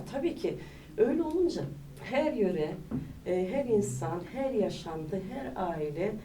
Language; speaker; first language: Turkish; native; Turkish